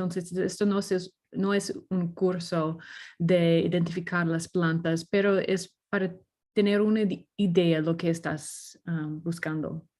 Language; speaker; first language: Spanish; non-native, learner; English